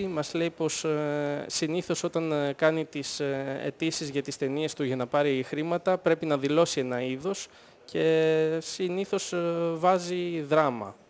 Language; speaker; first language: Greek; native; Greek